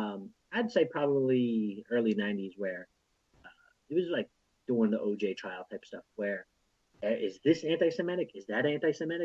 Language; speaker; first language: English; native; English